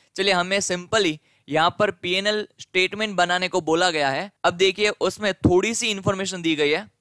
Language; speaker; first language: Hindi; non-native, local second language; Gujarati